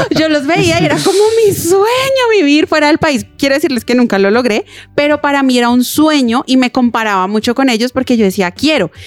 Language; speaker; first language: Spanish; native; Spanish